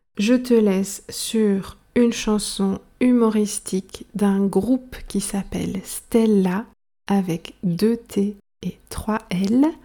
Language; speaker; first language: French; native; French